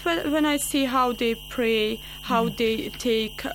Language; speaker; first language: English; non-native, learner; Bosnian